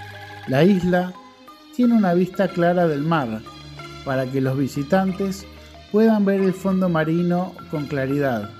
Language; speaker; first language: Spanish; non-native, fluent; Indonesian